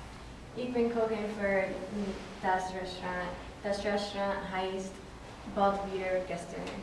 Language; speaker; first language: German; non-native, learner; English